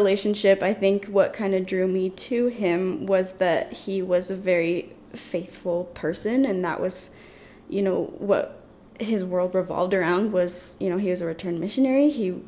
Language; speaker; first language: English; native; English